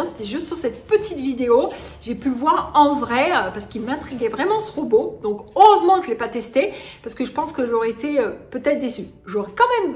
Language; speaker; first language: French; native; French